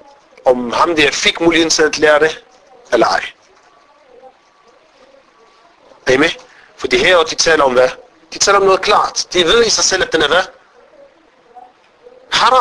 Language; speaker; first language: Danish; non-native, fluent; Arabic